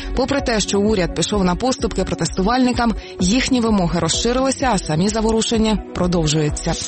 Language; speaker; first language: Ukrainian; native; Ukrainian